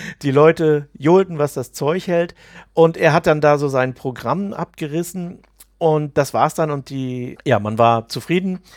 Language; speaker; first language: German; native; German